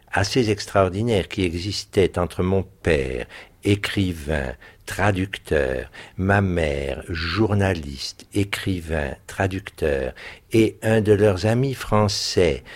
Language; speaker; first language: French; early bilingual, other home language; German